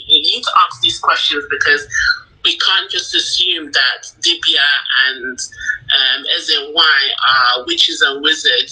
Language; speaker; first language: English; native; English